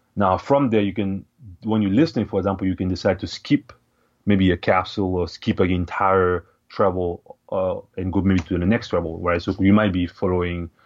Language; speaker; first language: English; non-native, local second language; French